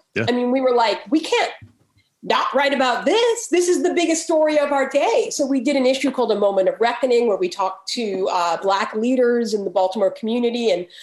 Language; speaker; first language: English; native; English